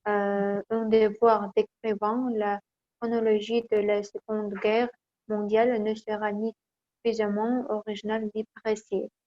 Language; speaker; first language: French; non-native, learner; Kazakh